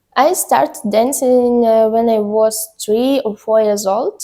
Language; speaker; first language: English; non-native, learner; Ukrainian